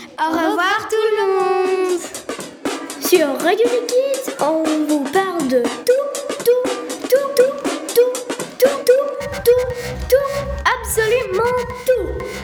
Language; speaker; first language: French; native; French